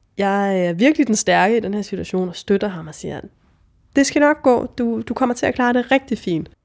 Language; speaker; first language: Danish; native; Danish